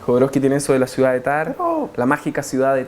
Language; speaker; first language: Spanish; native; Spanish